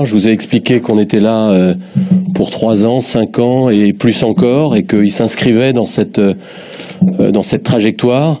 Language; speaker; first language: French; native; French